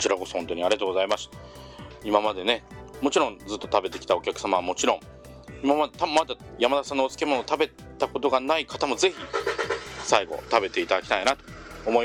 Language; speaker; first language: Japanese; native; Japanese